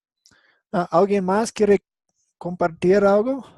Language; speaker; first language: Spanish; non-native, fluent; English